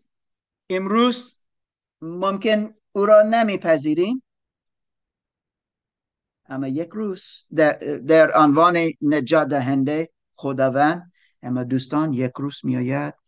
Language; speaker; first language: Persian; non-native, learner; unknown